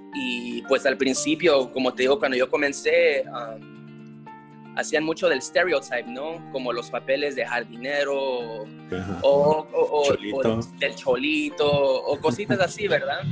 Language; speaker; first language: Spanish; early bilingual, heritage; Spanish